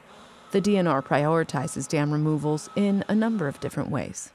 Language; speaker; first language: English; native; English